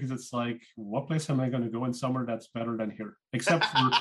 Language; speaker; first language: English; non-native, fluent; Dutch